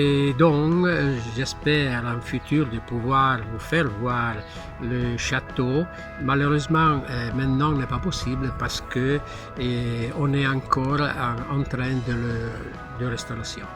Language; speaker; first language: French; non-native, learner; Italian